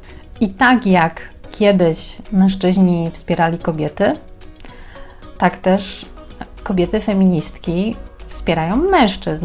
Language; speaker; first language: Polish; native; Polish